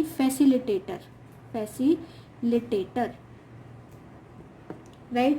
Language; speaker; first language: Hindi; native; Hindi